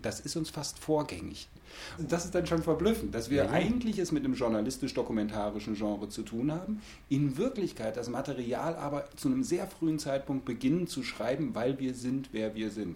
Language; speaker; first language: German; native; German